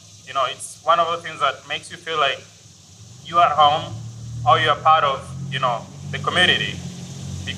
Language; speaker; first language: English; non-native, local second language; Ganda